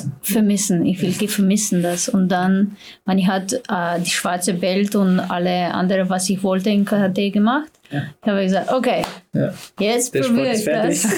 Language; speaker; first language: German; non-native, learner; Slovenian